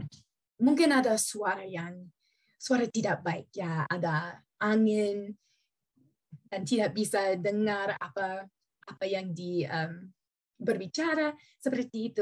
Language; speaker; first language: Indonesian; non-native, learner; English